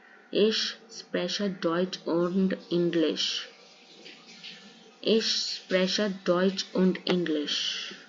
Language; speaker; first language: German; non-native, learner; Urdu